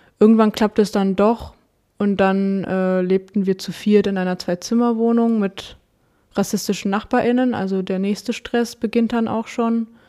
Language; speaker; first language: German; early bilingual, other home language; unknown